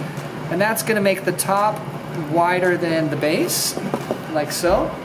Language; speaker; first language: English; native; English